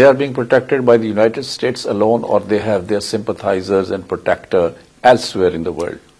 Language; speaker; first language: English; non-native, local second language; Urdu